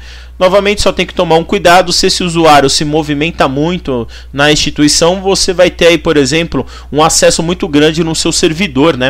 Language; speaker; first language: Portuguese; native; Portuguese